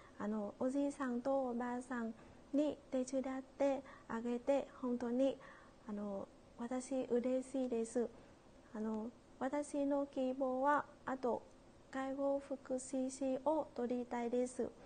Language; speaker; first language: Japanese; non-native, learner; Vietnamese